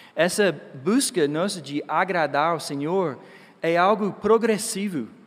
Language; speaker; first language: Portuguese; non-native, fluent; English